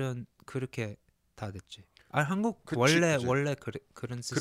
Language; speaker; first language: Korean; early bilingual, heritage; English